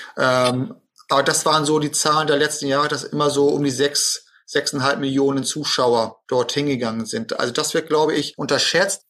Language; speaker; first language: German; native; German